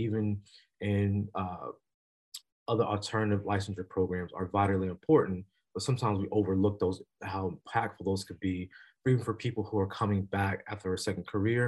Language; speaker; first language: English; native; English